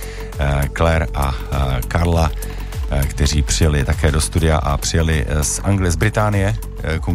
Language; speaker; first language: Czech; native; Czech